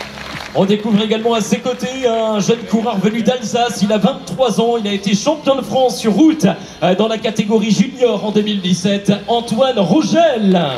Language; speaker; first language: French; native; French